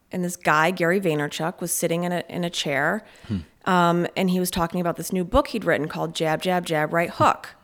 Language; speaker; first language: English; native; English